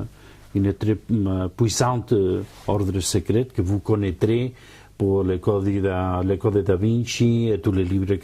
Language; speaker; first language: French; non-native, learner; Catalan